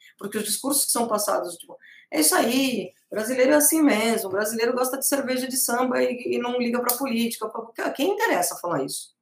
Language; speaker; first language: Portuguese; early bilingual, other home language; Spanish